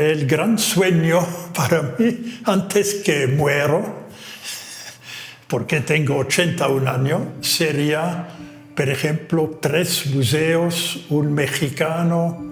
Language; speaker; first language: Spanish; non-native, fluent; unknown